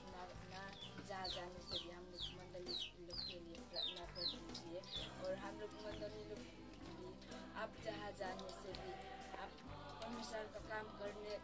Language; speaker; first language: Hindi; non-native, local second language; Adi